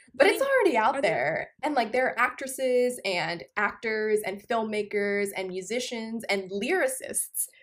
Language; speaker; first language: English; non-native, local second language; Punjabi